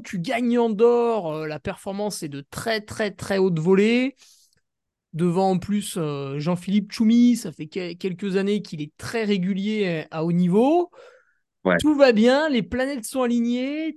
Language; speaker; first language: French; native; French